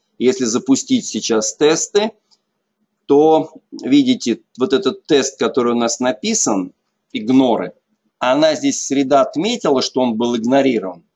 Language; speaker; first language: Russian; native; Russian